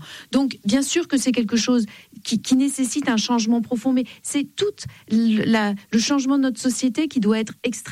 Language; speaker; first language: French; native; French